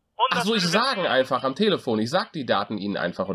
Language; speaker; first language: German; native; German